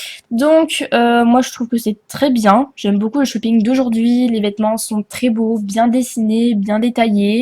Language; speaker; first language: French; native; French